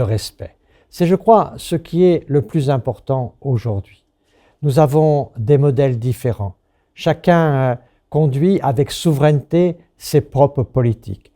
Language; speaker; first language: French; native; French